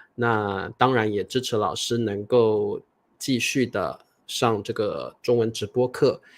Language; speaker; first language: Chinese; native; Chinese